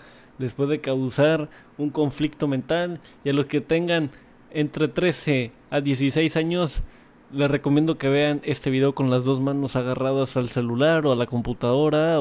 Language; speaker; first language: Spanish; native; Spanish